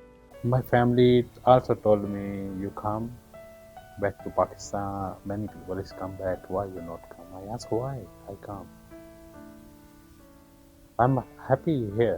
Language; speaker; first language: English; non-native, learner; Urdu